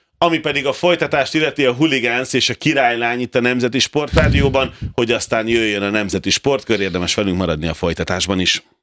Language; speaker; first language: Hungarian; native; Hungarian